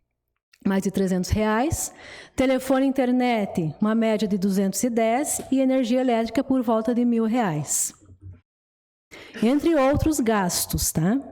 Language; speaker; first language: Portuguese; native; Portuguese